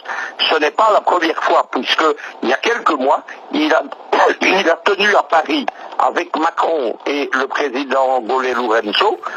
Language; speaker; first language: French; native; French